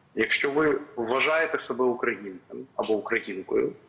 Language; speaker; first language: Ukrainian; non-native, local second language; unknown